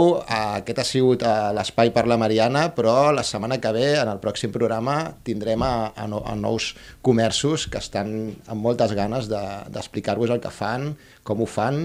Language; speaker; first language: Catalan; native; Catalan